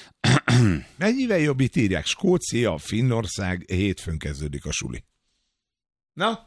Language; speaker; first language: Hungarian; native; Hungarian